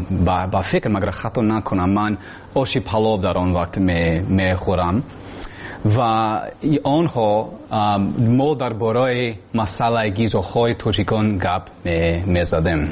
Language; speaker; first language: Persian; non-native, learner; English